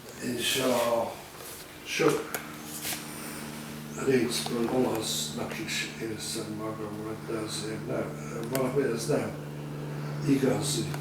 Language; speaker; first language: Hungarian; early bilingual, heritage; Hungarian